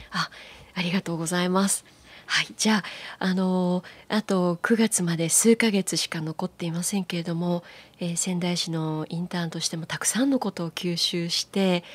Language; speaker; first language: Japanese; native; Japanese